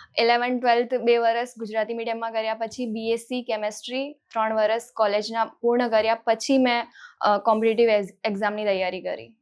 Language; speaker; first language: Gujarati; non-native, local second language; Rajasthani